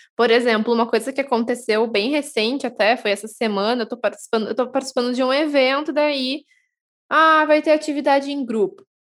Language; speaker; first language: Portuguese; native; Portuguese